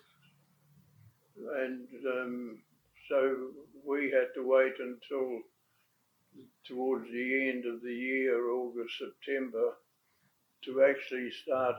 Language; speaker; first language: English; native; English